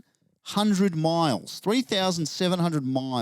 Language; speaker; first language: English; native; English